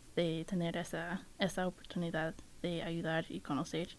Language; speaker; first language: Spanish; non-native, fluent; English